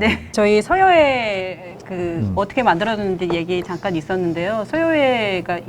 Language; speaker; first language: Korean; native; Korean